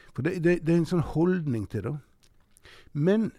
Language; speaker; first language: Norwegian; native; Norwegian